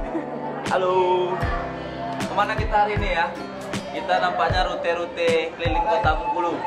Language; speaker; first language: Indonesian; non-native, local second language; Minangkabau